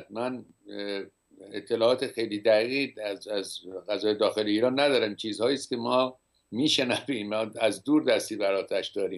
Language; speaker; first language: Persian; native; Persian